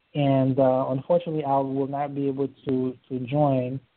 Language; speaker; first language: English; early bilingual, other home language; Haitian Creole